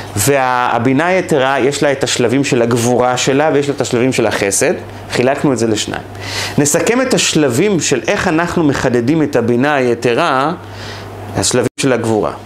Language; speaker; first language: Hebrew; native; Hebrew